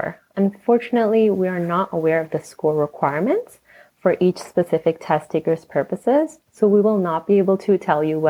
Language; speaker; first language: English; native; English